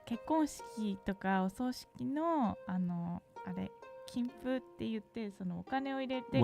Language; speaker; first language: Japanese; native; Japanese